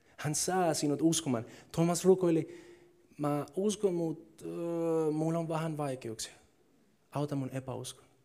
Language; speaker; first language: Finnish; non-native, fluent; Spanish